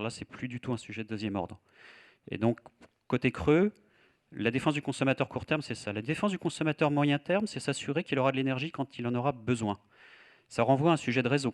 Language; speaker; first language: French; native; French